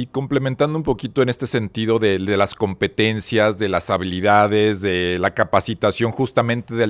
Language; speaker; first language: Spanish; native; Spanish